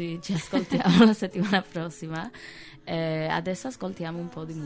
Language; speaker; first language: Italian; non-native, fluent; English